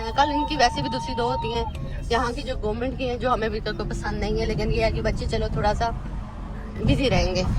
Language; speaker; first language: Urdu; non-native, local second language; Punjabi